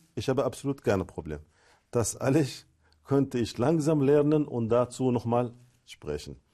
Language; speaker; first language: German; non-native, learner; Arabic